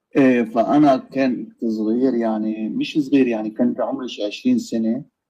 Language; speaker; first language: Arabic; native; Arabic